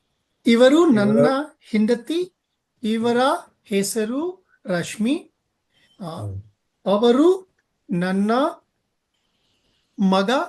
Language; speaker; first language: Kannada; non-native, learner; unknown